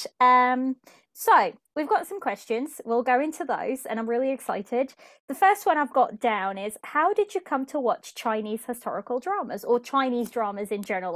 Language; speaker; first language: English; early bilingual, other home language; Portuguese